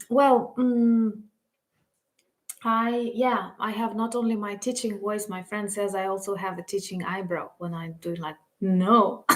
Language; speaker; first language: English; non-native, fluent; Ukrainian